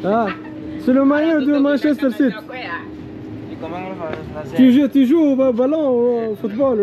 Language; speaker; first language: French; non-native, learner; Arabic